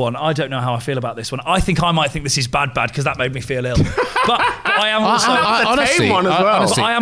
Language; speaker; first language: English; native; English